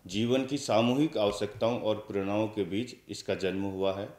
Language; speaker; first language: Hindi; native; Hindi